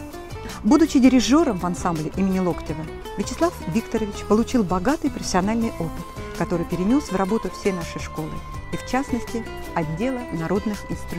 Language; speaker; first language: Russian; native; Russian